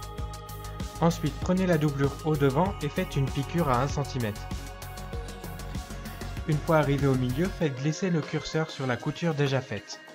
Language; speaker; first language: French; native; French